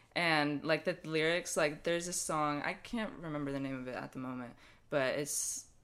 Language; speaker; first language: English; native; English